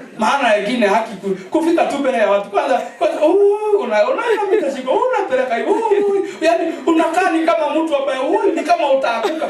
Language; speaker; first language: Swahili; non-native, local second language; Kikuyu